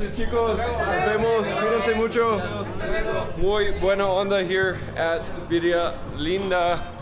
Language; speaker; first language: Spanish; non-native, fluent; English